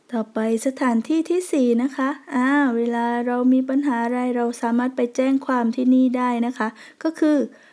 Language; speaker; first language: Thai; native; Thai